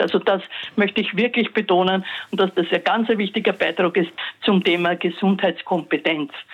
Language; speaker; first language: German; native; German